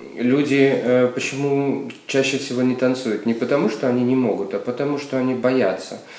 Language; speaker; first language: Russian; native; Russian